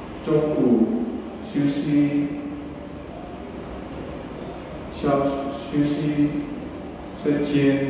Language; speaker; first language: Chinese; non-native, learner; Indonesian